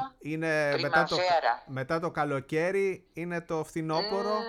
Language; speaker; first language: Greek; native; Greek